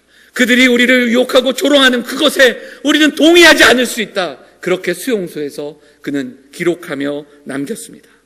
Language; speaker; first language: Korean; native; Korean